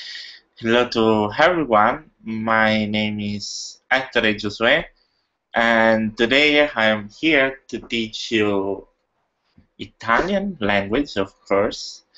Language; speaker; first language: English; non-native, fluent; Italian